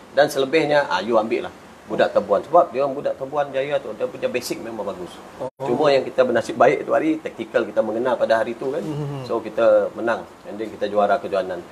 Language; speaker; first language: Malay; native; Malay